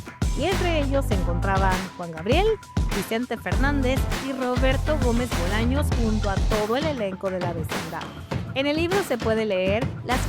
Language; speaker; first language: Spanish; native; Spanish